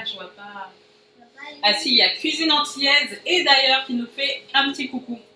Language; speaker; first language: French; native; French